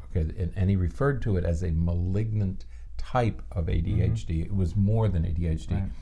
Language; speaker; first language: English; native; English